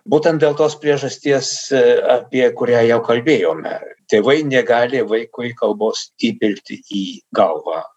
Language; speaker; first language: Lithuanian; non-native, fluent; Dutch